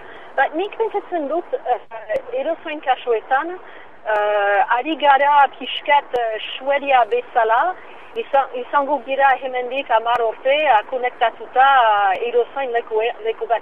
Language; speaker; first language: Basque; non-native, local second language; French